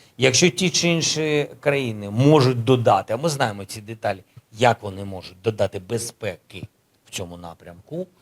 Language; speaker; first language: Ukrainian; native; Ukrainian